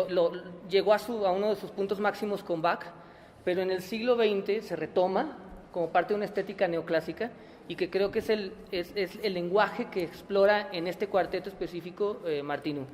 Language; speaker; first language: Spanish; native; Spanish